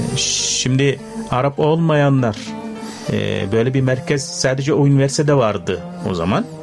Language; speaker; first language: Turkish; non-native, fluent; Arabic